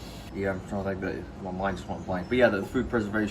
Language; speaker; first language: English; native; English